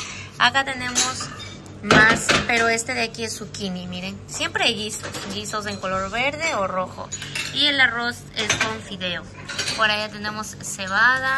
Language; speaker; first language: Spanish; native; Spanish